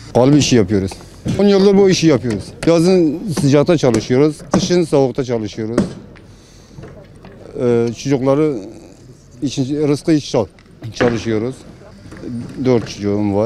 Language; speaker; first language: Turkish; non-native, local second language; Kurdish